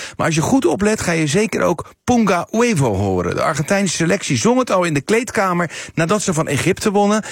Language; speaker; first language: Dutch; native; Dutch